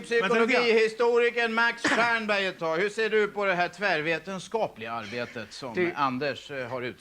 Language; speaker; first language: Swedish; native; Swedish